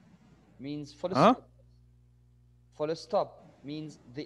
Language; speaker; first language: English; non-native, fluent; Arabic